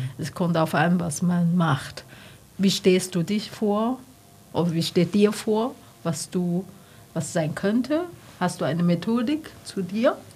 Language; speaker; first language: German; non-native, learner; Chinese